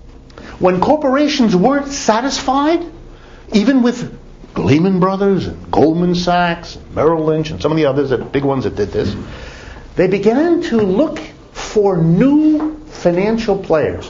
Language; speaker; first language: English; native; English